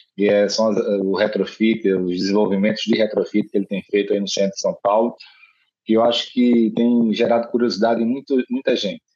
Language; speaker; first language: Portuguese; native; Portuguese